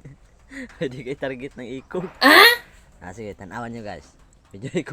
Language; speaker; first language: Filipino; non-native, local second language; Cebuano